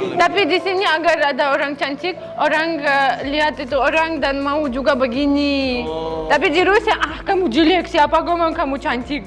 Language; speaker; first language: Indonesian; non-native, learner; Russian